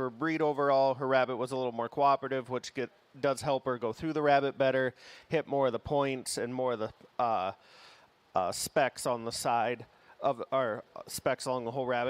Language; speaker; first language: English; native; English